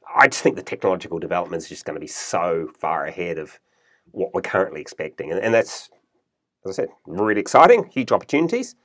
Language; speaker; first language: English; native; English